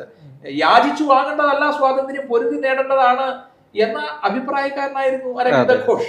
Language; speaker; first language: Malayalam; native; Malayalam